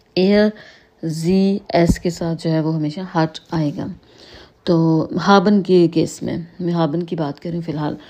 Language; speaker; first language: Urdu; native; Urdu